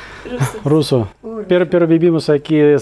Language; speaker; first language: Spanish; non-native, learner; Russian